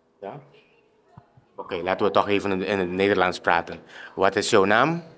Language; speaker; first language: Dutch; non-native, local second language; Papiamento